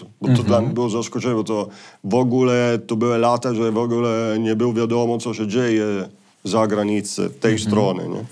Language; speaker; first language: Polish; non-native, fluent; Italian